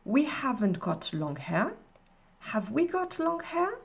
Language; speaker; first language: English; non-native, fluent; French